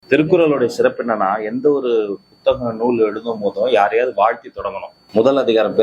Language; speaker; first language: Tamil; native; Tamil